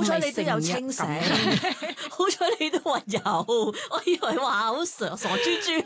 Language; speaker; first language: Cantonese; native; Cantonese